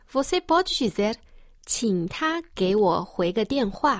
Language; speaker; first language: Portuguese; non-native, fluent; Chinese